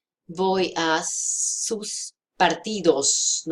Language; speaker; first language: Spanish; non-native, fluent; English